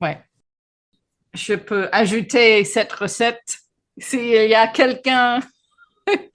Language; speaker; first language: French; non-native, fluent; English